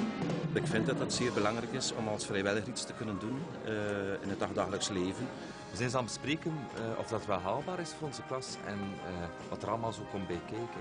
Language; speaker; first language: Dutch; native; Dutch